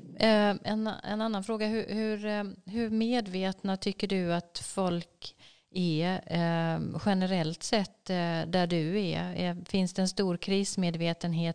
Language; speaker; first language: Swedish; native; Swedish